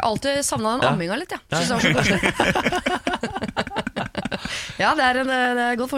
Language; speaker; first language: Norwegian; native; Norwegian